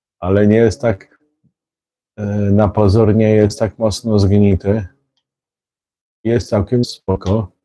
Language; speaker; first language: Polish; native; Polish